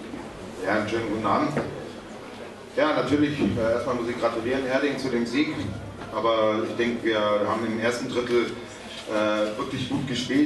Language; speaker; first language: German; native; German